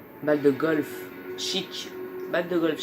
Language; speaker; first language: French; native; French